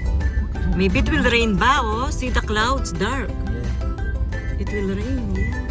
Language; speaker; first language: English; non-native, local second language; Filipino